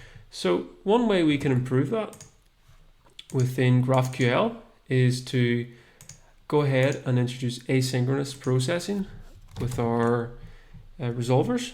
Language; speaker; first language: English; native; English